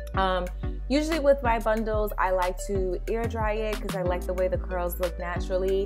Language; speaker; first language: English; native; English